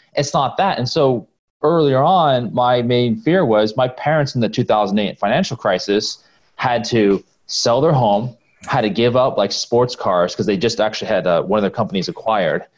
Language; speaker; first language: English; native; English